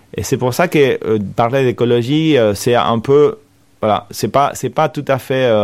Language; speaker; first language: French; non-native, fluent; Spanish